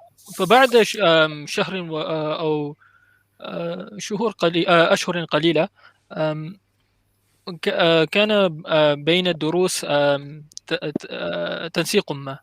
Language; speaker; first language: Arabic; non-native, learner; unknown